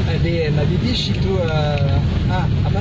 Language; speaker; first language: Indonesian; non-native, learner; French